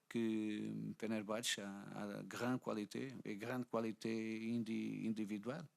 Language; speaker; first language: French; non-native, fluent; Portuguese